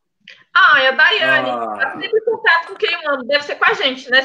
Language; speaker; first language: Portuguese; native; Portuguese